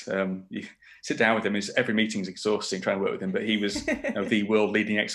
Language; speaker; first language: English; native; English